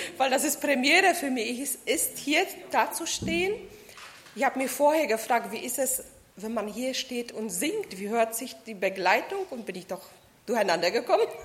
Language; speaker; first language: German; non-native, fluent; Polish